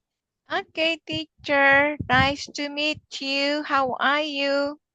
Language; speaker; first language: English; non-native, learner; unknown